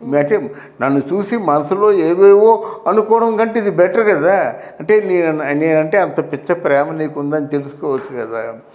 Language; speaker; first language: Telugu; native; Telugu